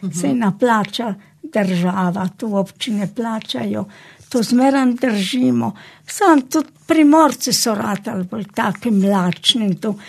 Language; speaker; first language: Slovenian; native; Slovenian